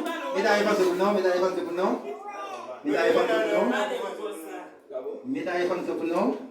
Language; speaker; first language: French; non-native, learner; Haitian Creole